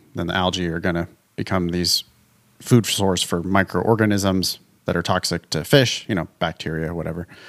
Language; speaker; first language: English; native; English